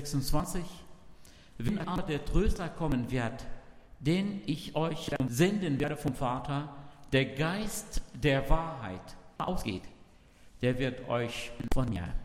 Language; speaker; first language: German; non-native, learner; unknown